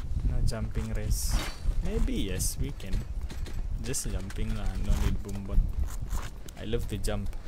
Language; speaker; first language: English; non-native, local second language; Malay